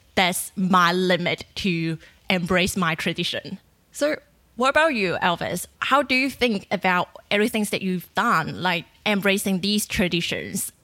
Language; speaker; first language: English; non-native, fluent; Chinese